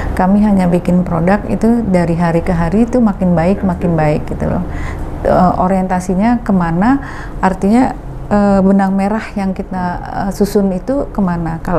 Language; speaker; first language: Indonesian; native; Indonesian